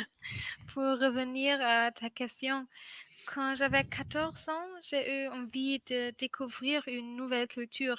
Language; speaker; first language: French; non-native, fluent; German